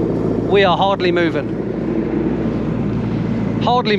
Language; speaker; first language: English; native; English